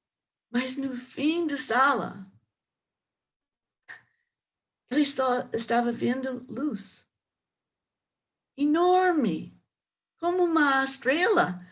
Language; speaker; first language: Portuguese; non-native, learner; English